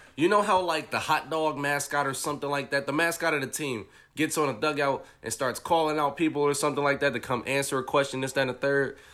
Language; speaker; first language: English; native; English